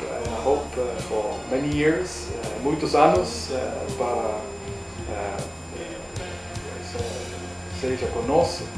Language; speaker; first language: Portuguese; non-native, learner; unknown